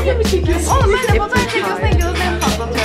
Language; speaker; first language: Turkish; native; Turkish